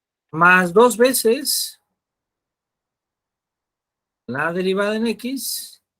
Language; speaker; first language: Spanish; native; Spanish